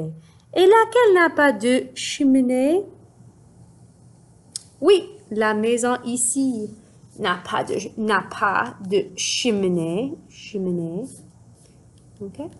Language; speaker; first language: French; non-native, fluent; English